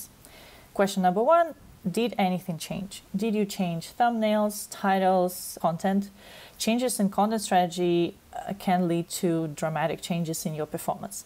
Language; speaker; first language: English; non-native, fluent; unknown